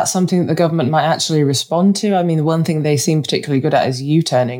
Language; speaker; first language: English; native; English